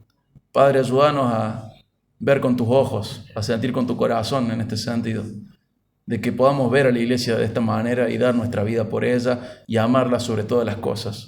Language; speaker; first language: Spanish; native; Spanish